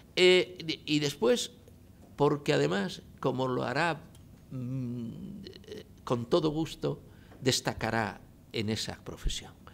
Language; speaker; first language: Spanish; native; Spanish